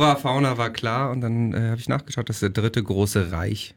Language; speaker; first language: German; native; German